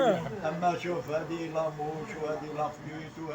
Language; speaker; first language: Arabic; native; Arabic